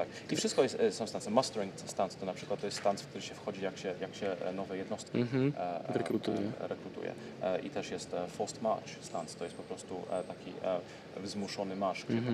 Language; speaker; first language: Polish; early bilingual, heritage; Polish